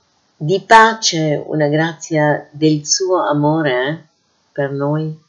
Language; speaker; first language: Italian; non-native, fluent; English